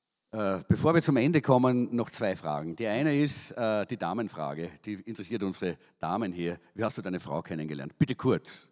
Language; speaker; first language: German; native; German